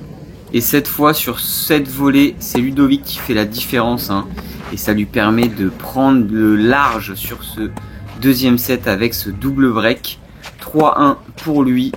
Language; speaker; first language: French; native; French